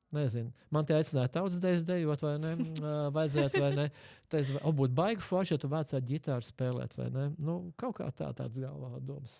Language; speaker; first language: Latvian; native; Latvian